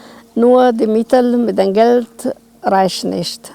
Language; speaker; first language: German; non-native, local second language; Romanian